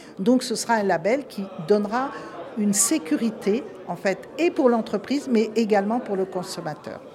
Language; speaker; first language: French; native; French